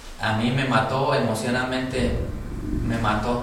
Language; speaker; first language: Spanish; native; Spanish